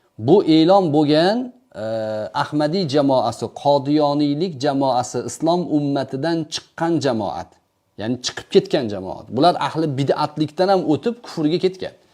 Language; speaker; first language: Uzbek; native; Uzbek